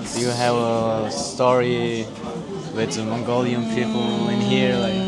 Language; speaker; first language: English; non-native, fluent; Mongolian